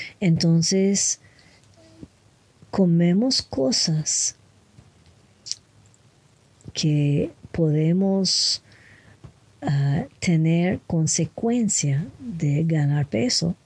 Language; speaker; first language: Spanish; non-native, fluent; French